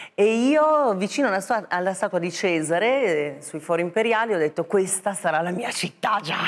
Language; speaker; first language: Italian; native; Italian